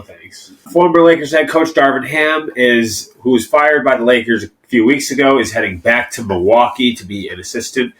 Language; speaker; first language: English; native; English